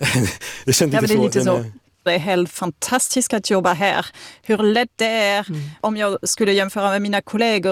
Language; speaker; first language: Swedish; non-native, fluent; French